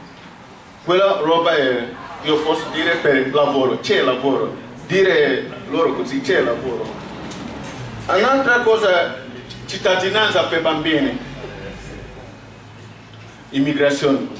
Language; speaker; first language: Italian; non-native, learner; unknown